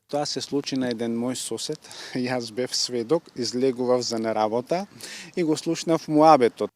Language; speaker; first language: Macedonian; non-native, local second language; Turkish